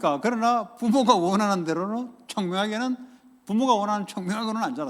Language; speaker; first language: Korean; native; Korean